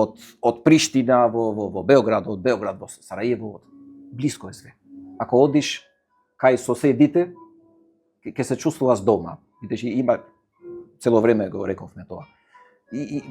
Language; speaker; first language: Macedonian; non-native, fluent; Albanian